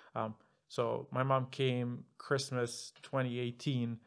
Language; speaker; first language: English; non-native, fluent; Arabic